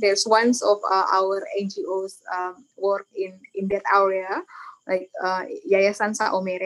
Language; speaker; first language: English; non-native, learner; Indonesian